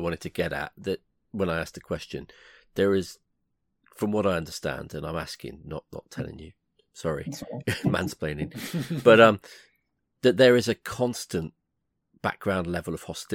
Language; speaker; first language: English; native; English